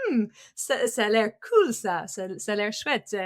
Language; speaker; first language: French; non-native, fluent; English